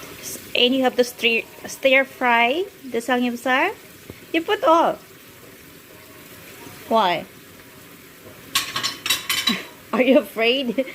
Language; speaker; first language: English; non-native, learner; Filipino